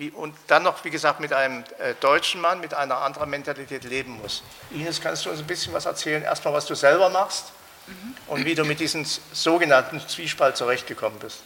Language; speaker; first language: German; native; German